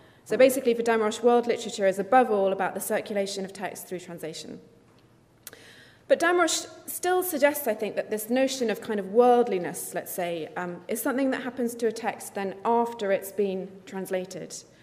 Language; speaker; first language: English; native; English